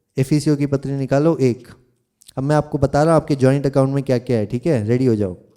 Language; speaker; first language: Hindi; non-native, local second language; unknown